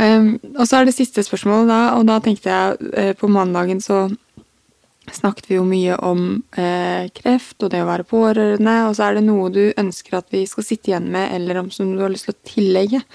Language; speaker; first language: Norwegian; native; Norwegian